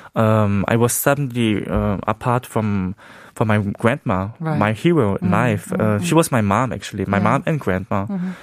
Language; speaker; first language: English; early bilingual, heritage; Korean